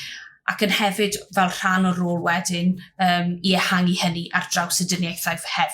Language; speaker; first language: Welsh; native; Welsh